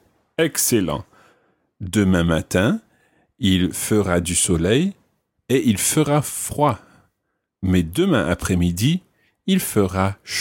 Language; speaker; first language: French; non-native, fluent; English